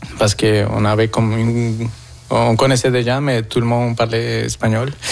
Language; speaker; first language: French; non-native, fluent; Spanish